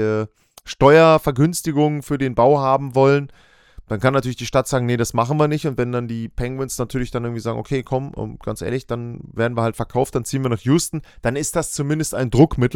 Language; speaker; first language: German; native; German